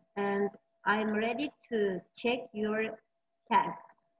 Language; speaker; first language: English; non-native, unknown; Uzbek